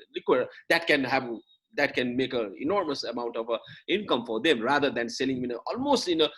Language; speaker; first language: English; non-native, local second language; Nepali